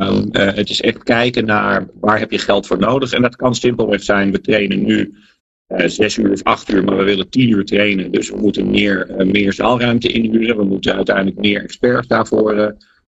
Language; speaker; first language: Dutch; native; Dutch